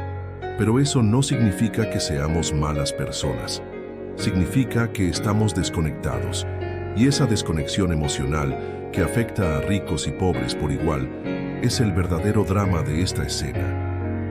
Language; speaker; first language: Spanish; native; Spanish